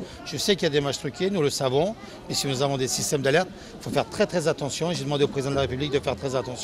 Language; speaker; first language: French; native; French